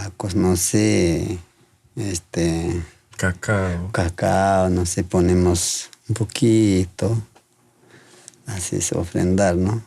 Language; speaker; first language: Spanish; non-native, local second language; Quechua